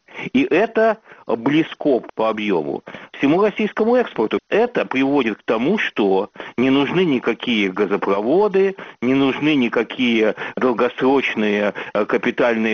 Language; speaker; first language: Russian; native; Russian